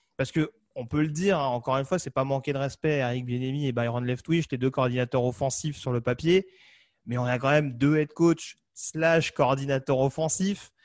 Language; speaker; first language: French; native; French